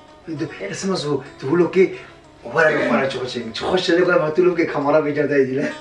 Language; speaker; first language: German; early bilingual, other home language; Kurdish